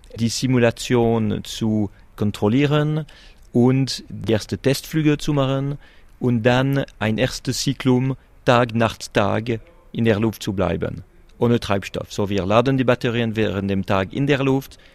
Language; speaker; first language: German; non-native, local second language; French